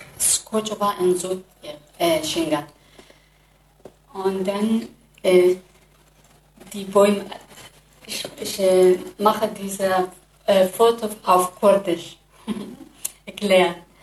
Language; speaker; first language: German; non-native, learner; Kurdish